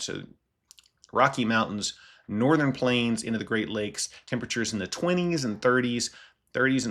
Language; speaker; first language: English; native; English